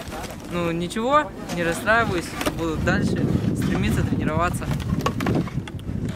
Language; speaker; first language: Russian; native; Russian